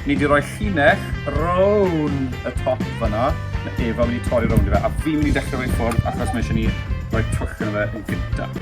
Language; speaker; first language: Welsh; native; Welsh